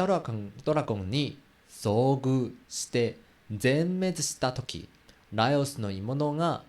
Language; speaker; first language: Japanese; non-native, learner; Chinese